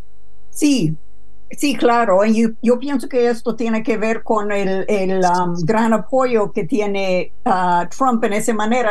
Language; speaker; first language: Spanish; non-native, fluent; English